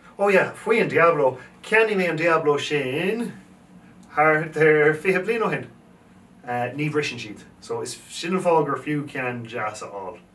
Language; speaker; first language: Irish; native; Irish